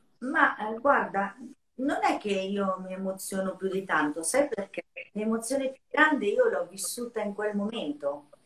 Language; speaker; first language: Italian; native; Italian